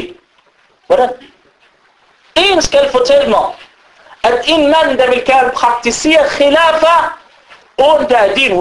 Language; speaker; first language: Danish; non-native, fluent; Arabic